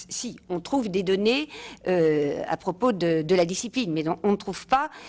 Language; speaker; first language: French; native; French